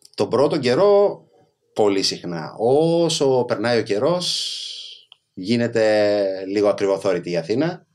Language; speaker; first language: Greek; early bilingual, other home language; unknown